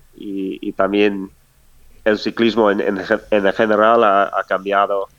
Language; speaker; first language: Spanish; non-native, fluent; English